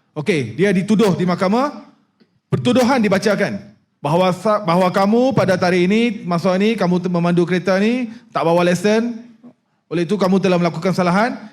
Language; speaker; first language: Malay; non-native, local second language; Punjabi